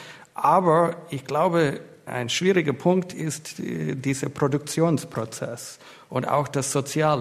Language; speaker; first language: German; non-native, fluent; English